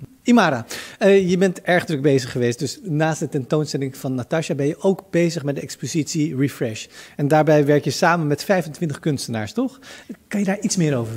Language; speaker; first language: Dutch; native; Dutch